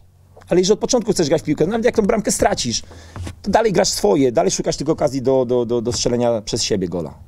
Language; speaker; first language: Polish; native; Polish